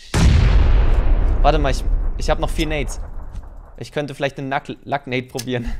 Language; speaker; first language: German; native; German